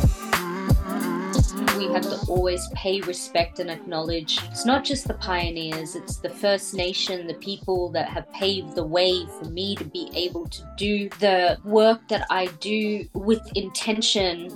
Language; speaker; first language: English; early bilingual, other home language; Tamil